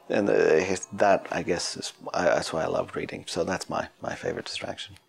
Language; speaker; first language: English; native; English